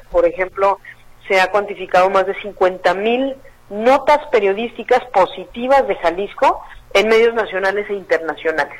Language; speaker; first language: Spanish; native; Spanish